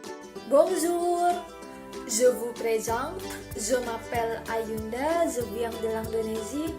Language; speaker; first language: French; non-native, fluent; Indonesian